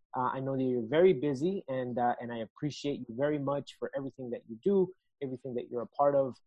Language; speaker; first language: English; early bilingual, other home language; Spanish